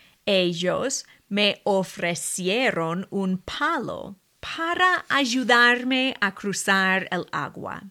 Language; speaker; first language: Spanish; non-native, fluent; English